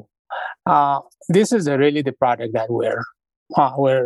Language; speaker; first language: English; non-native, fluent; Sherpa